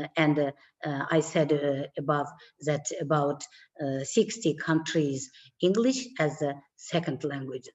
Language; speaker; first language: English; non-native, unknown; Kazakh